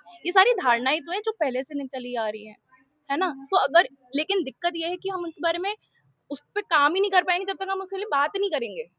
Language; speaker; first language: Hindi; native; Hindi